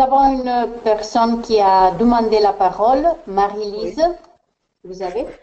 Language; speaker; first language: French; non-native, fluent; Spanish